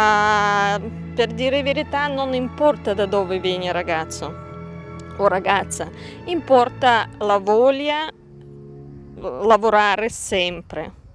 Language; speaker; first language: Italian; non-native, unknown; Russian